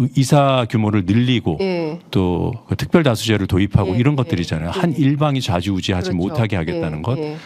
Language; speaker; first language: Korean; native; Korean